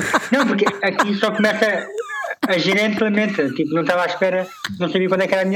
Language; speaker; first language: Portuguese; native; Portuguese